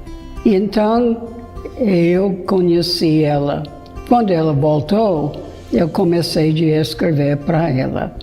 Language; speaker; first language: Portuguese; non-native, fluent; English